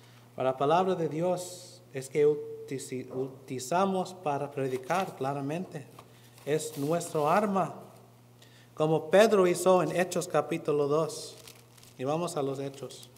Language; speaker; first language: Spanish; non-native, learner; English